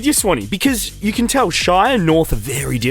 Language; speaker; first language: English; native; English